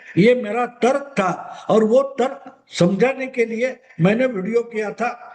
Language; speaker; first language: Hindi; non-native, local second language; Marathi